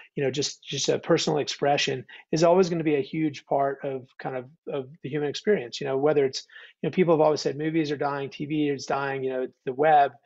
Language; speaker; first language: English; native; English